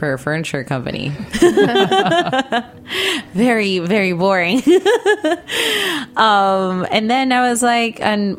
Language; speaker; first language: English; non-native, local second language; Filipino